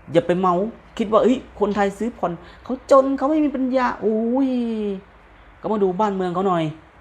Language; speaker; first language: Thai; native; Thai